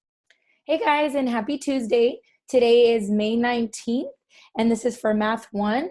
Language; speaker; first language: English; native; English